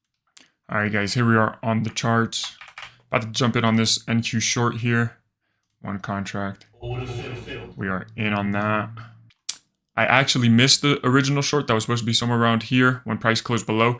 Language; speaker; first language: English; native; English